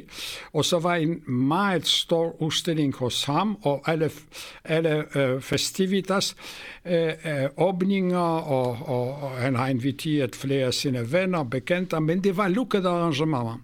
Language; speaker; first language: Swedish; non-native, fluent; Polish